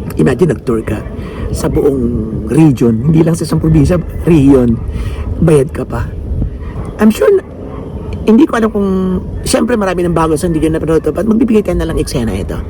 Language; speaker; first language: Filipino; native; Filipino